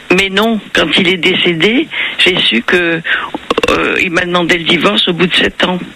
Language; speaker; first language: French; native; French